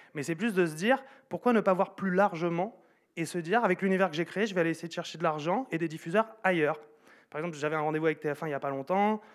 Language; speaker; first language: French; native; French